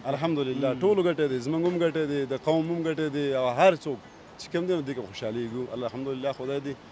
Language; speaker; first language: Pashto; non-native, local second language; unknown